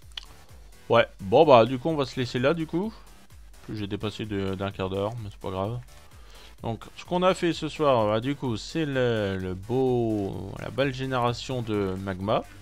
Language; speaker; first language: French; native; French